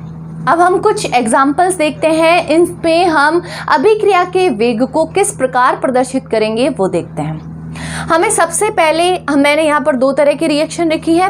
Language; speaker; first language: Hindi; native; Hindi